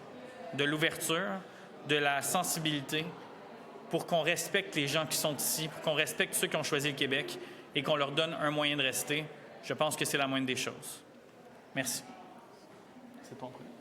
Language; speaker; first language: French; native; French